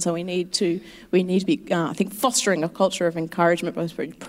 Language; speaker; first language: English; native; English